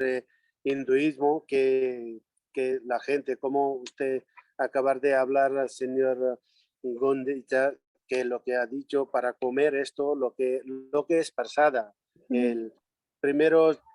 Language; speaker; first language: Spanish; non-native, learner; Nepali